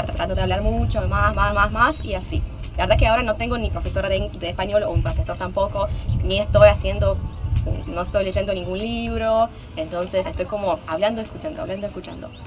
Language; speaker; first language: Spanish; non-native, fluent; Russian